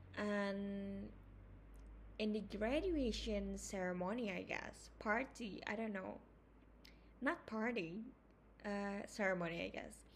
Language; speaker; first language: English; non-native, fluent; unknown